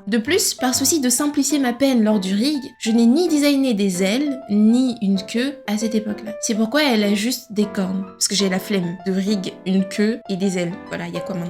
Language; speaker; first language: French; native; French